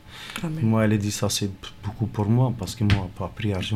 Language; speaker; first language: French; non-native, learner; Romany